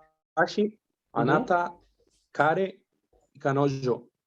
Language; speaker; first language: Japanese; non-native, learner; Spanish